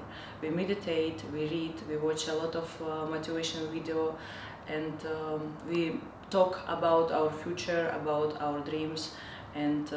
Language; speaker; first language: English; non-native, fluent; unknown